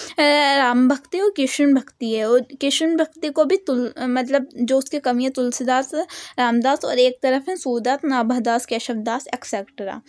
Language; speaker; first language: Hindi; native; Hindi